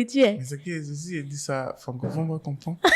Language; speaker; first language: French; non-native, learner; English